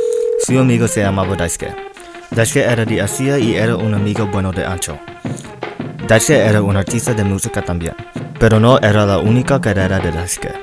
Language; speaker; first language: Spanish; non-native, learner; English